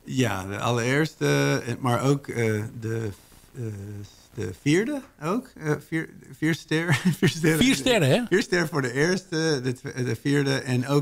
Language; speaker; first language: Dutch; non-native, learner; English